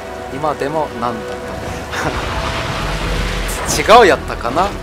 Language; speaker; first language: Japanese; non-native, learner; German